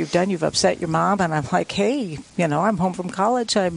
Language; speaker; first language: English; native; English